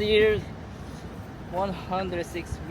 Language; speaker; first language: English; non-native, learner; Korean